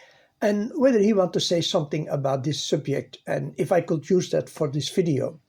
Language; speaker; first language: English; non-native, fluent; Dutch